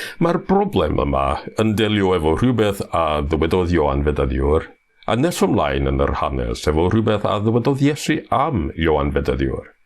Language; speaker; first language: Welsh; non-native, fluent; English